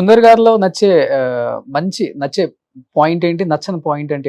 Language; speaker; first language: Telugu; native; Telugu